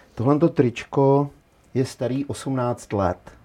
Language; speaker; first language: Czech; native; Czech